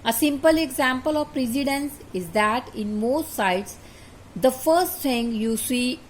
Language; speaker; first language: English; non-native, local second language; Punjabi